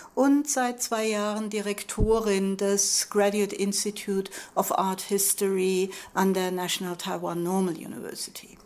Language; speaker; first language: German; native; German